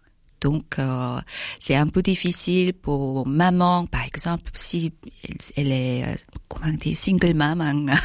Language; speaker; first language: French; non-native, learner; Korean